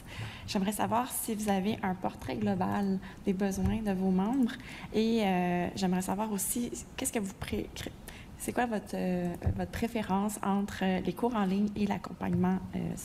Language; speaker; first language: French; native; French